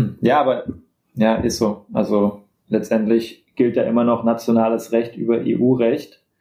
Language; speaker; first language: German; native; German